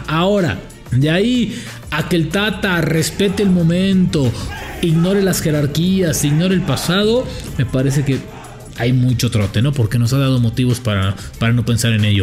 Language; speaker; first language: Spanish; native; Spanish